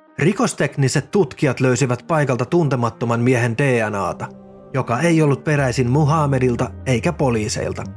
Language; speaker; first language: Finnish; native; Finnish